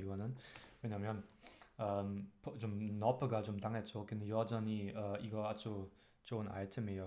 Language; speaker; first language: Korean; non-native, learner; German